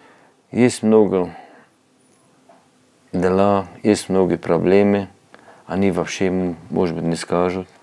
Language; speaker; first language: Russian; non-native, local second language; Tajik